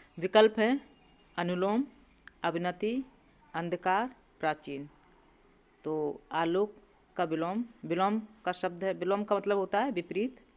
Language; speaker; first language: Hindi; native; Hindi